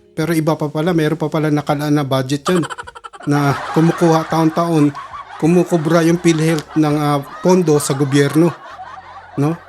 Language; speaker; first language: Filipino; early bilingual, heritage; Filipino